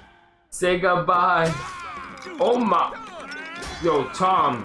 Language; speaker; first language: English; native; English